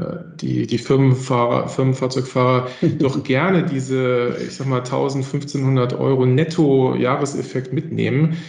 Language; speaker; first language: German; native; German